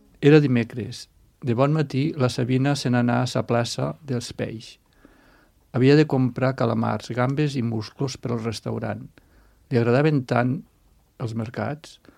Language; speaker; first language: Catalan; native; Catalan